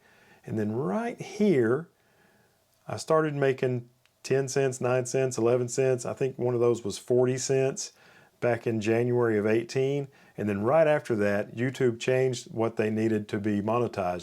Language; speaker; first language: English; native; English